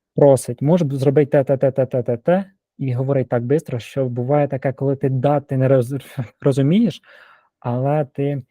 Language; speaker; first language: Ukrainian; native; Ukrainian